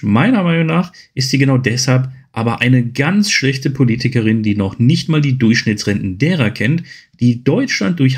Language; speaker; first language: German; native; German